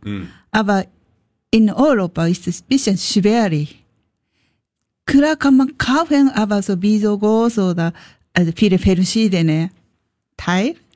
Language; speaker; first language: German; non-native, learner; Japanese